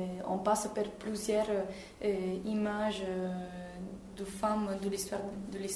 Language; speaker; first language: French; non-native, fluent; Italian